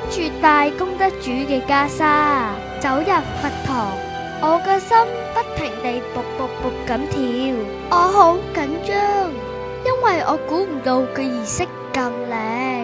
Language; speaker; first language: Cantonese; early bilingual, other home language; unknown